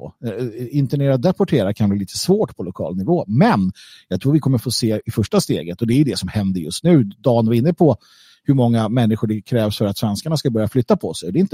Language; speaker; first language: Swedish; native; Swedish